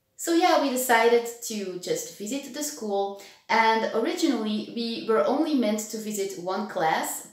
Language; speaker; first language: English; non-native, fluent; Dutch